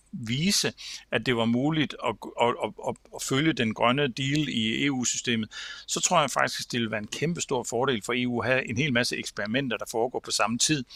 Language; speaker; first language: Danish; native; Danish